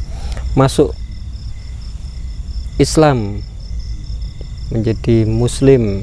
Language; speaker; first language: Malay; non-native, local second language; Javanese